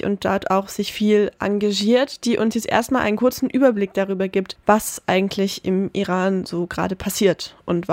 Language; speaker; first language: German; native; German